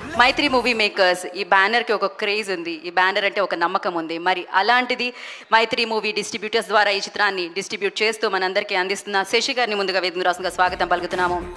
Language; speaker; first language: Telugu; native; Telugu